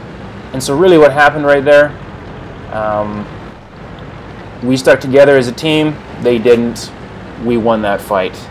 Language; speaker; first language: English; native; English